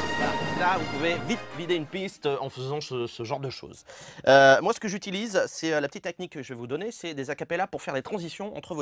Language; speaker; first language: French; native; French